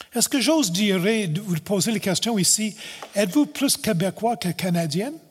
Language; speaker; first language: French; non-native, local second language; English